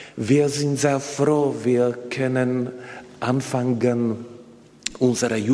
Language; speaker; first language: German; non-native, learner; Slovak